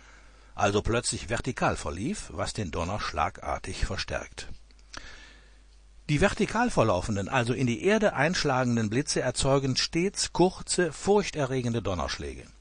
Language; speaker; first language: German; native; German